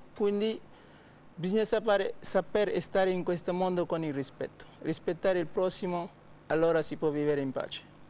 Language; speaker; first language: Italian; non-native, fluent; Wolof